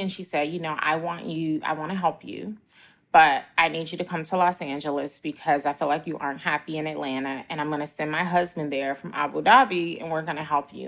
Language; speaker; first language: English; native; English